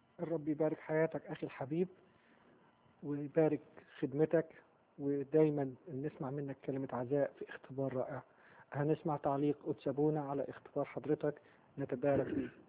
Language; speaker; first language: Arabic; native; Arabic